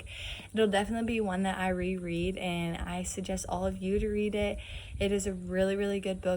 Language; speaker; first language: English; native; English